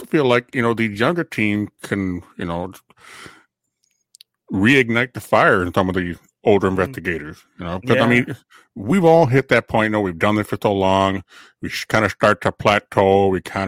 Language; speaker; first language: English; native; English